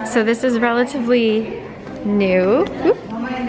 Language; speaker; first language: English; native; English